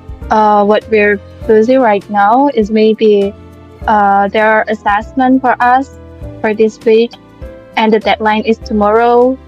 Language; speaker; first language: English; non-native, learner; Indonesian